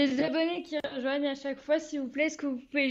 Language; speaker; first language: French; native; French